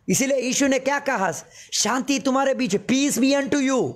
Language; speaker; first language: Hindi; non-native, local second language; Malayalam